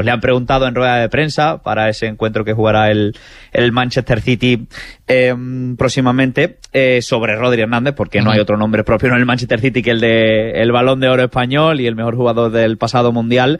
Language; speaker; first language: Spanish; native; Spanish